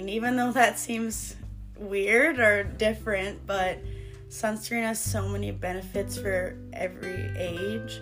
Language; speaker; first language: English; native; English